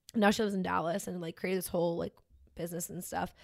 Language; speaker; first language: English; native; English